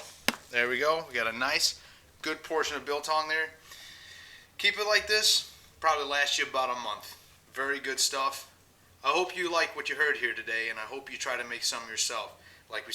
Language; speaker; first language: English; native; English